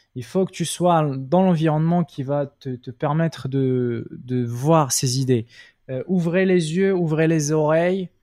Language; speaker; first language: French; non-native, local second language; Arabic